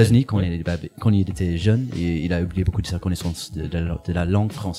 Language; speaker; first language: French; non-native, fluent; English